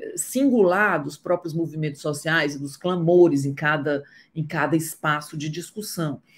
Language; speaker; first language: Portuguese; native; Portuguese